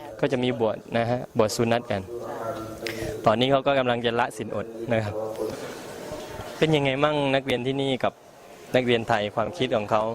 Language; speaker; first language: Thai; native; Thai